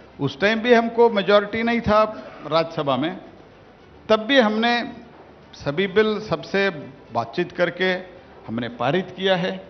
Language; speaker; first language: Hindi; non-native, local second language; Kannada